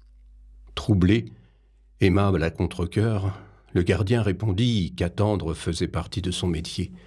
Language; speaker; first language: French; native; French